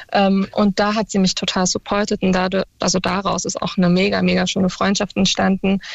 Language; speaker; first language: German; early bilingual, other home language; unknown